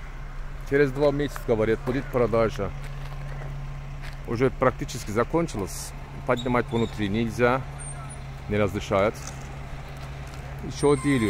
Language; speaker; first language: Russian; non-native, learner; Turkish